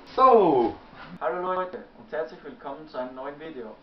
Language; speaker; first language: German; native; German